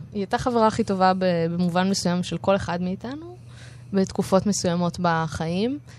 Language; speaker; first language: Hebrew; native; Hebrew